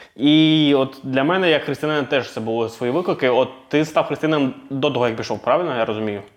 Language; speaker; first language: Ukrainian; non-native, local second language; Russian